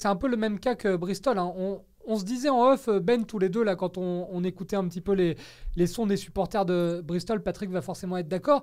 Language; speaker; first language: French; native; French